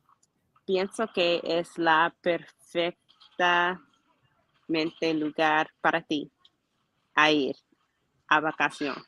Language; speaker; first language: Spanish; non-native, learner; English